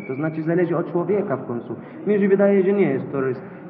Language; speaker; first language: Polish; non-native, learner; Arabic